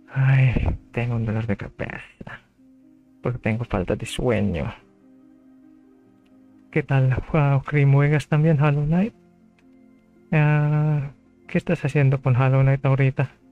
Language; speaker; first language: Spanish; non-native, fluent; Filipino